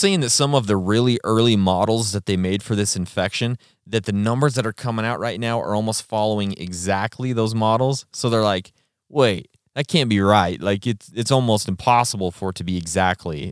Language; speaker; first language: English; native; English